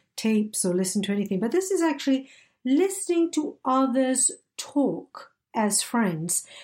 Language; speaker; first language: English; native; English